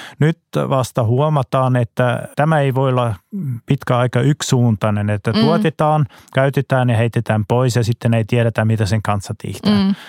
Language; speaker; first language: Finnish; non-native, fluent; German